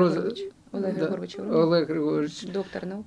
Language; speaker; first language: Ukrainian; native; Ukrainian